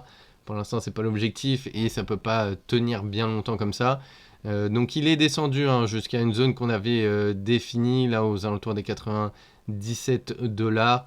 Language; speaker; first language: French; native; French